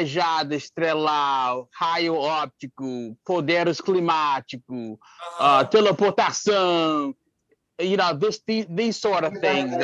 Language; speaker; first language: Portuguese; non-native, fluent; English